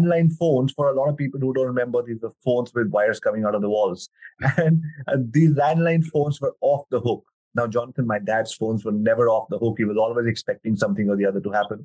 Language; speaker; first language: English; non-native, local second language; Hindi